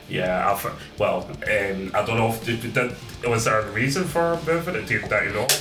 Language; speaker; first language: English; native; English